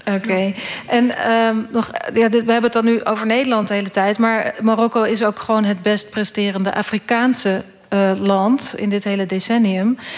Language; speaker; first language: Dutch; native; Dutch